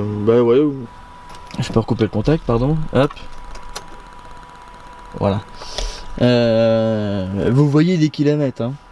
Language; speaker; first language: French; native; French